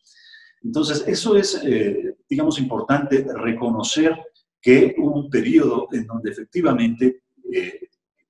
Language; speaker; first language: Spanish; native; Spanish